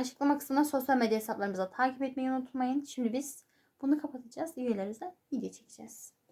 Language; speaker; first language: Turkish; native; Turkish